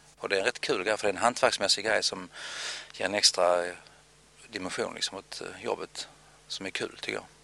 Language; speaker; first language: Swedish; native; Swedish